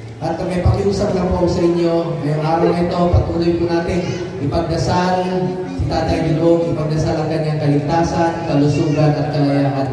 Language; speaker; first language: Filipino; non-native, local second language; Cebuano